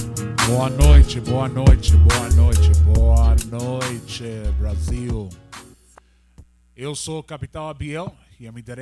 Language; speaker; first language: Portuguese; non-native, learner; Spanish